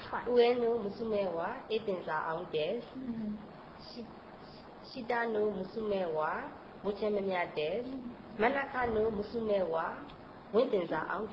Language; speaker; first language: Japanese; non-native, learner; Burmese